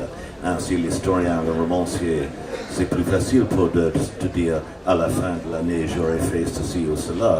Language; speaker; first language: French; non-native, fluent; English